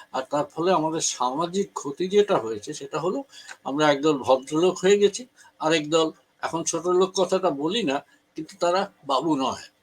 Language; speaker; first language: Bangla; native; Bangla